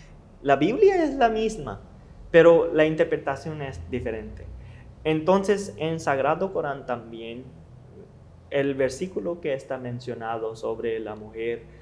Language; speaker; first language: Spanish; non-native, learner; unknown